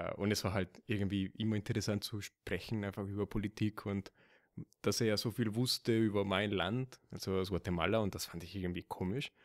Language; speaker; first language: German; non-native, fluent; Spanish